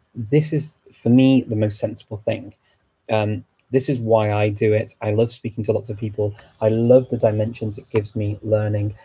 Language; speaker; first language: English; native; English